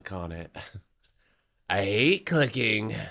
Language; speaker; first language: English; native; English